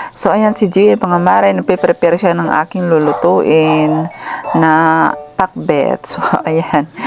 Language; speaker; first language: Filipino; non-native, local second language; Iloko